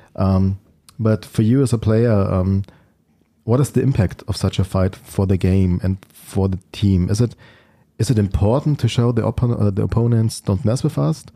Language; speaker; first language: English; non-native, fluent; German